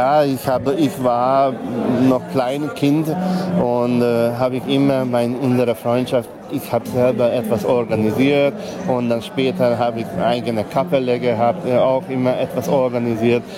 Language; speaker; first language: German; non-native, local second language; Hungarian